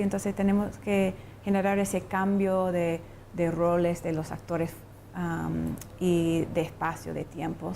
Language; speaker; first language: Spanish; non-native, fluent; English